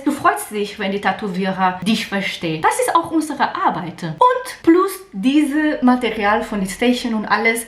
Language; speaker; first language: German; non-native, learner; Portuguese